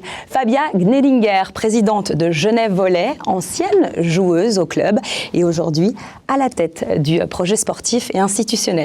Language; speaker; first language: French; native; French